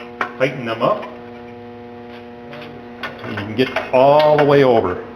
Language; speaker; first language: English; native; English